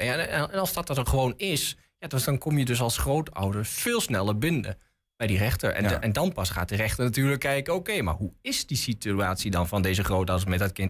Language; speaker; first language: Dutch; native; Dutch